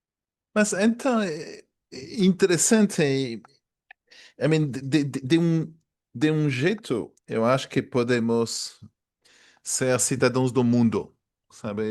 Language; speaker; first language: Portuguese; non-native, fluent; French